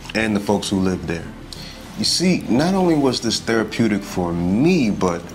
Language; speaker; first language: English; native; English